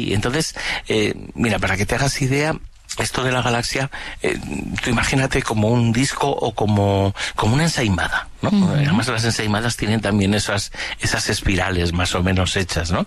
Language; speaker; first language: Spanish; native; Spanish